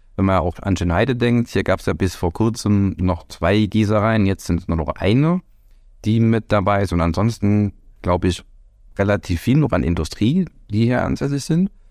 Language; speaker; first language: German; native; German